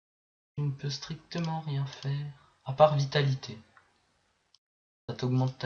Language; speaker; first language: French; native; French